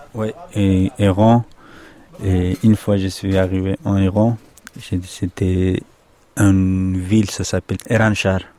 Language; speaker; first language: French; non-native, learner; Pashto